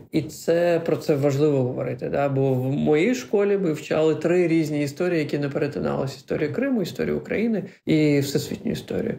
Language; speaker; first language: Ukrainian; non-native, local second language; Crimean Tatar